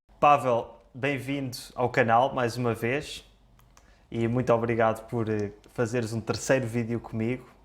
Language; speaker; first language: Portuguese; native; Portuguese